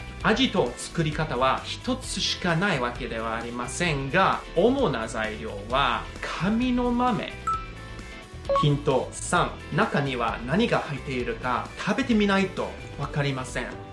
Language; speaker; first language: Japanese; non-native, fluent; English